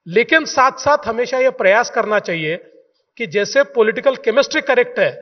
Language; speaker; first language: Hindi; non-native, local second language; Marathi